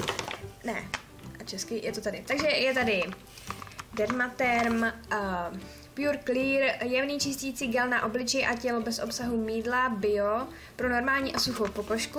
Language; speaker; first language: Czech; native; Czech